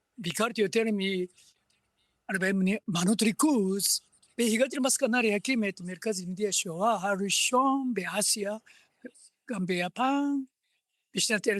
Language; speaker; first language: Hebrew; non-native, learner; Japanese